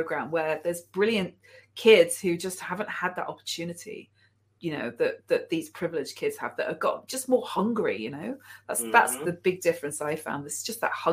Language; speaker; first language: English; native; English